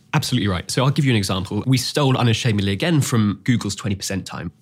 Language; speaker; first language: English; native; English